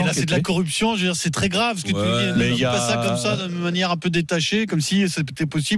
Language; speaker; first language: French; native; French